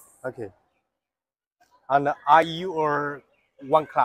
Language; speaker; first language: English; non-native, learner; Chinese